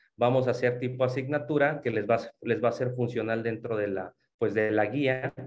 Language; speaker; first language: Spanish; native; Spanish